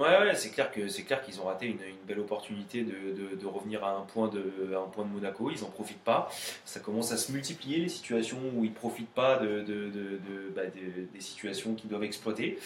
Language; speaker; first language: French; native; French